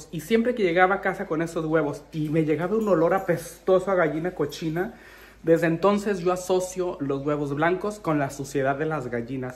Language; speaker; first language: Spanish; native; Spanish